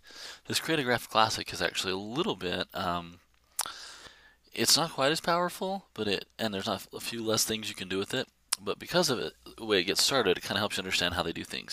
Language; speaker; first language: English; native; English